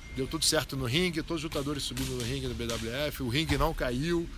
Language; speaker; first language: Portuguese; early bilingual, other home language; Arabic